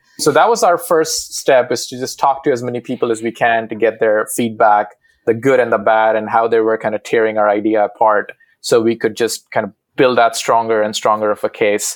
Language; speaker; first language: English; non-native, local second language; Hindi